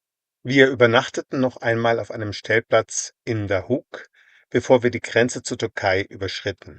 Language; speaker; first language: German; native; German